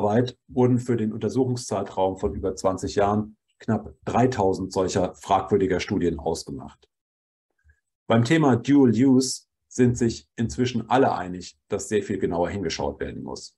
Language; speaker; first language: German; native; German